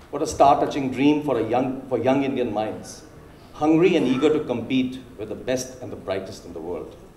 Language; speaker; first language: English; non-native, local second language; Hindi